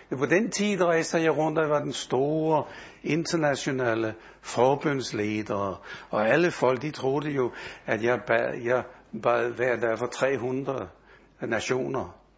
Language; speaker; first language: Danish; native; Danish